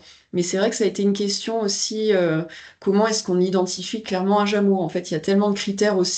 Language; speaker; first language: French; native; French